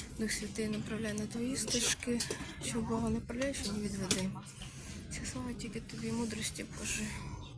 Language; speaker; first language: Ukrainian; native; Ukrainian